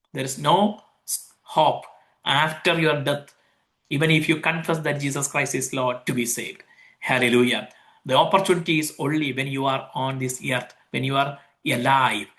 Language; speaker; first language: English; non-native, local second language; Malayalam